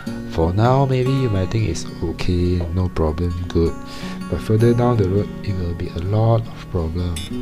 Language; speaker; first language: English; non-native, local second language; Chinese